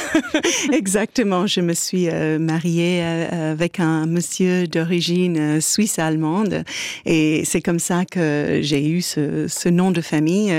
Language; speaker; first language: French; native; French